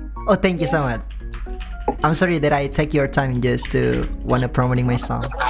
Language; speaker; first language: English; non-native, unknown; Indonesian